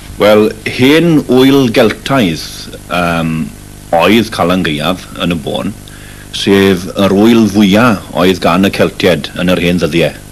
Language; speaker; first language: Welsh; native; Welsh